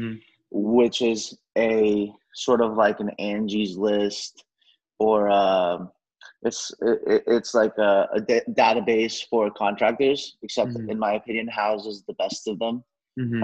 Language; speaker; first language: English; native; English